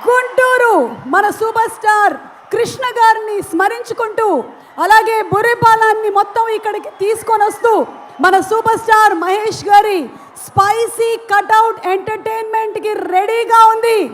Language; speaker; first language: Telugu; native; Telugu